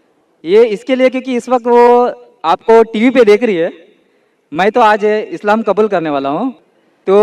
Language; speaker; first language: Hindi; non-native, local second language; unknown